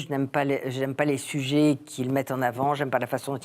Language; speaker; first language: French; native; French